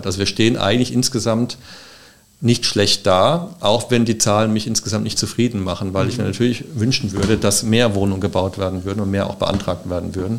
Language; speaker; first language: German; native; German